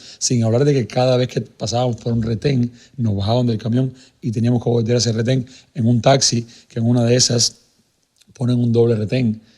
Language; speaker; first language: Spanish; native; Spanish